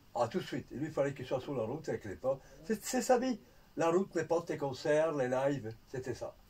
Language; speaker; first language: French; non-native, fluent; Italian